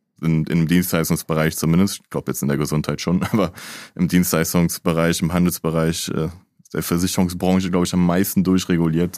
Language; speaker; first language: German; native; German